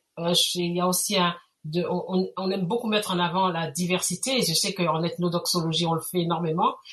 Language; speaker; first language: French; native; French